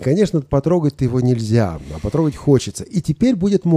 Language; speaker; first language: Russian; native; Russian